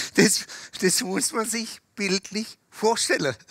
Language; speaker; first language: German; native; German